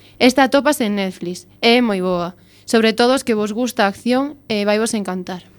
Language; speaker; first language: Galician; non-native, local second language; Spanish